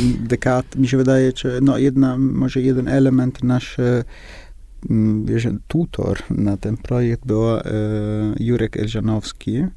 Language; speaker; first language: Polish; non-native, learner; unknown